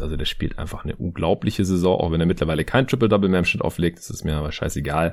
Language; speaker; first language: German; native; German